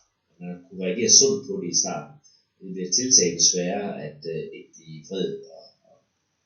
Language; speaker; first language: Danish; native; Danish